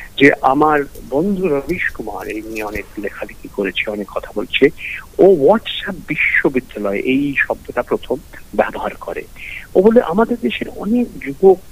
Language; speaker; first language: Bangla; early bilingual, heritage; Bangla